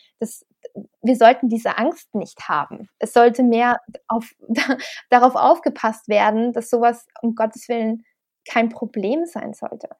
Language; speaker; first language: German; native; German